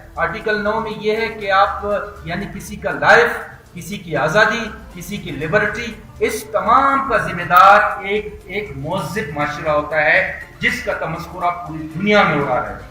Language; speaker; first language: Urdu; non-native, local second language; Baluchi